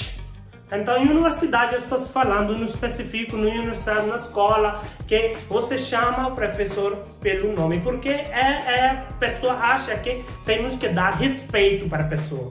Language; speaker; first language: Portuguese; non-native, learner; Hindi